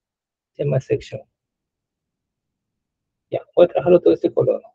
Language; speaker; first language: Spanish; native; Spanish